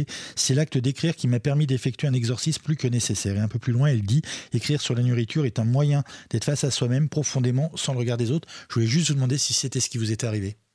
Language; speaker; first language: French; native; French